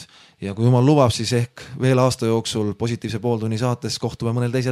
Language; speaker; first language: Estonian; native; Estonian